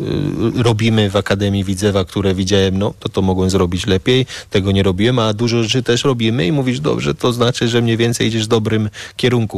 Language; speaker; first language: Polish; early bilingual, heritage; Polish